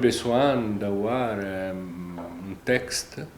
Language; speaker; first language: French; non-native, fluent; Italian